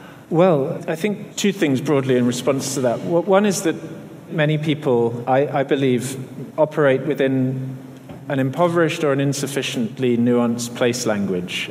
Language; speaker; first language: English; native; English